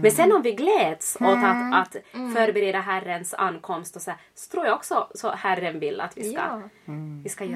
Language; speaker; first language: Swedish; native; Swedish